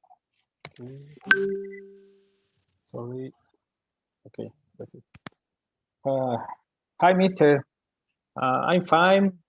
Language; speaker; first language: English; non-native, learner; Spanish